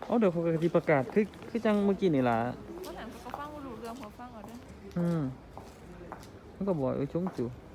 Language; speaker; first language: Thai; native; Thai